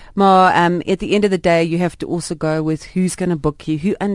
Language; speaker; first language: English; non-native, local second language; Afrikaans